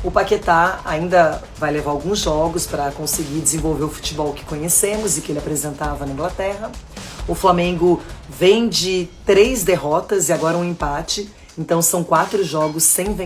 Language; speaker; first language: Portuguese; native; Portuguese